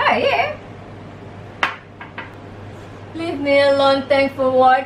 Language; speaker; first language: English; non-native, learner; Thai